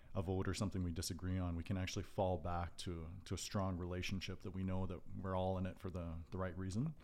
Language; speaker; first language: English; native; English